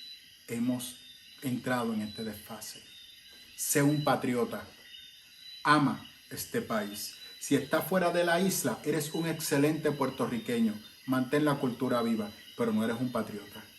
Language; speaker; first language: Spanish; native; Spanish